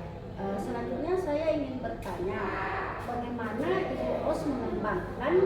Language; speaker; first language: Indonesian; native; Indonesian